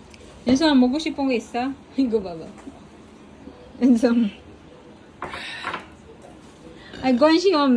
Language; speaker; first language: Korean; non-native, fluent; Filipino